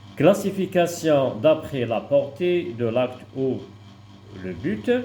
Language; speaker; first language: French; non-native, local second language; Arabic